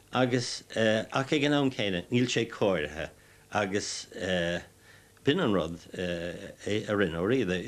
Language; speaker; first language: Irish; native; Irish